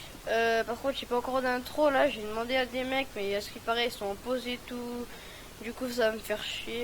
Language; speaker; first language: French; native; French